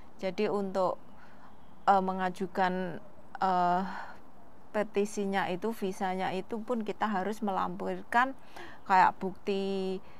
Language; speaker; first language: Indonesian; non-native, local second language; Javanese